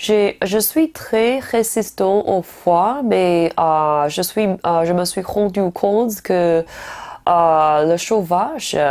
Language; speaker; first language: French; non-native, learner; Chinese